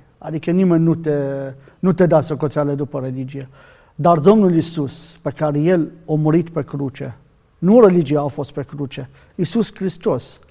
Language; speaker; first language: Romanian; non-native, learner; Arabic